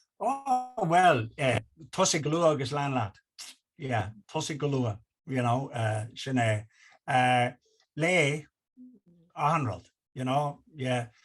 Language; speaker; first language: Irish; non-native, local second language; English